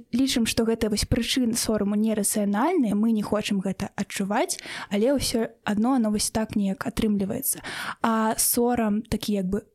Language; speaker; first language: Belarusian; non-native, local second language; Russian